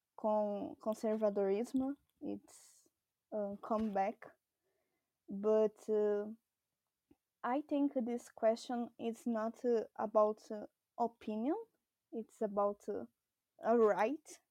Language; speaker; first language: English; non-native, learner; Portuguese